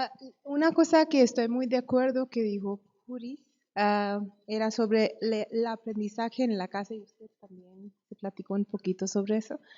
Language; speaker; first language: Spanish; non-native, fluent; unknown